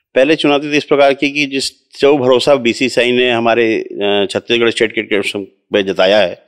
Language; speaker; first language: Hindi; native; Hindi